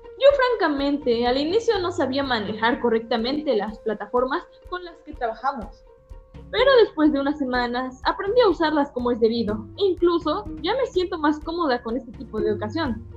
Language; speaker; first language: Spanish; native; Spanish